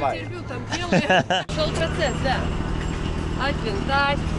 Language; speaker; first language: Russian; non-native, local second language; Lithuanian